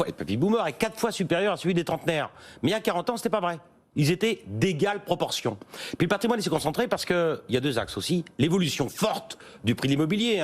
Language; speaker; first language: French; native; French